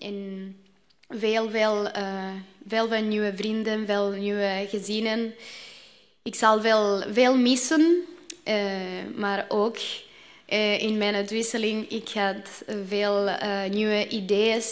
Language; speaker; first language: Dutch; non-native, learner; Spanish